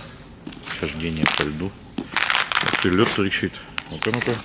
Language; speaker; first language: Russian; native; Russian